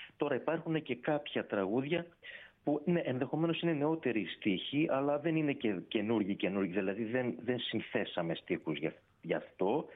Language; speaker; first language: Greek; native; Greek